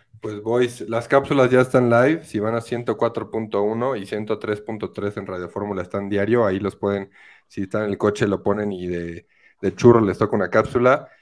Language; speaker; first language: Spanish; native; Spanish